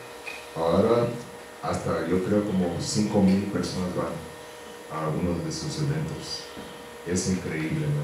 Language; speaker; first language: Spanish; early bilingual, heritage; Spanish